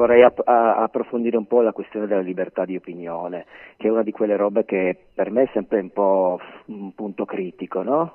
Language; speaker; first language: Italian; native; Italian